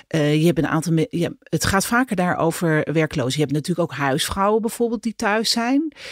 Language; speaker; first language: Dutch; native; Dutch